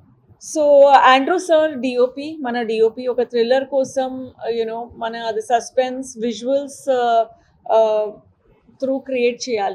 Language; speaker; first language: Telugu; non-native, local second language; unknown